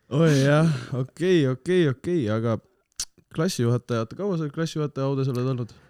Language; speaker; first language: Estonian; native; Estonian